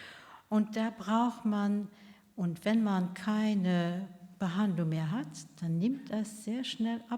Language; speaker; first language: German; non-native, local second language; Luxembourgish